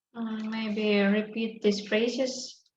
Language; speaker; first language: English; non-native, learner; Russian